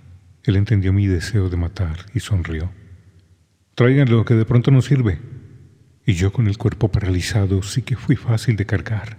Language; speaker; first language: Spanish; native; Spanish